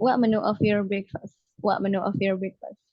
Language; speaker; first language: English; non-native, learner; Indonesian